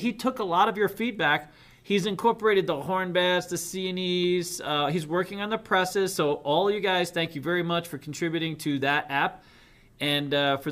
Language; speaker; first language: English; native; English